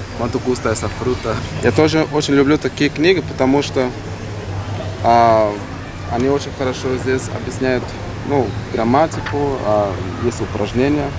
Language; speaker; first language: Russian; non-native, fluent; Portuguese